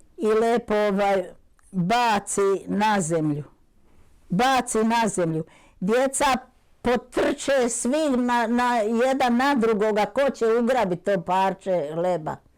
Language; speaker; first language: Bosnian; native; Bosnian